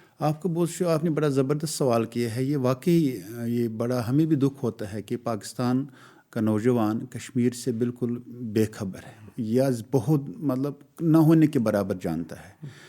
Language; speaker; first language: Urdu; non-native, local second language; Kashmiri